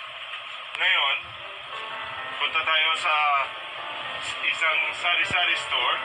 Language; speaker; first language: Filipino; non-native, learner; Arabic